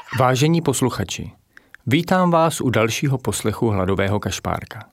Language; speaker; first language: Czech; native; Czech